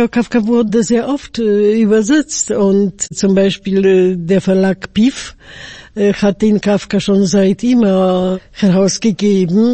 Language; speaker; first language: German; non-native, fluent; Polish